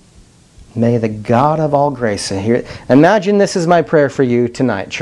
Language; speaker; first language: English; native; English